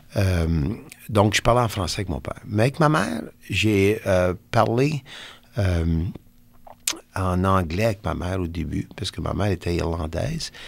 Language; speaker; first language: French; non-native, local second language; English